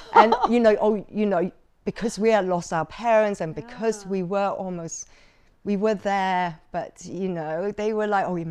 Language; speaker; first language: English; early bilingual, other home language; Cantonese